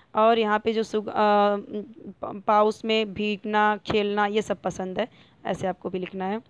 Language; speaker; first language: Hindi; non-native, local second language; Marathi